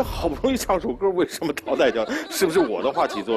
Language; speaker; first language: Chinese; native; Chinese